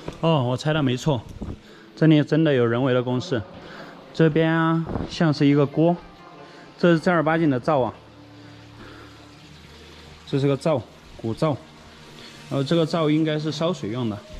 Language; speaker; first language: Chinese; native; Chinese